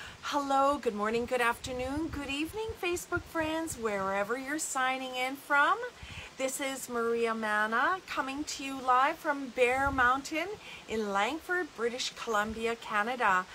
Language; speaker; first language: English; native; English